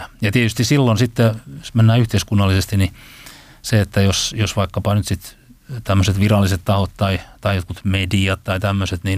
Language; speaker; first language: Finnish; native; Finnish